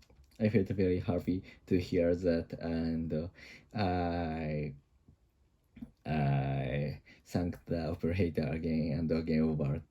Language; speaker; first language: English; non-native, learner; Japanese